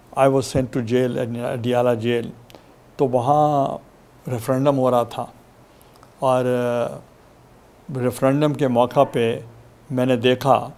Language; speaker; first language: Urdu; non-native, local second language; Saraiki